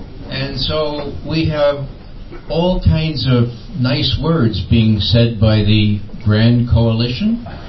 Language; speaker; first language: English; native; English